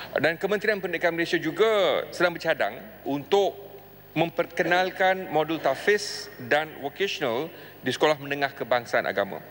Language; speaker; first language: Malay; native; Malay